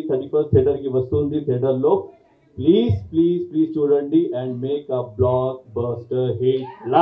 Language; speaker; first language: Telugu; non-native, learner; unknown